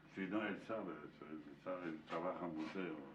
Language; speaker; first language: Spanish; non-native, learner; Yiddish